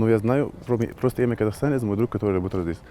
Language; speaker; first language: Russian; non-native, learner; Arabic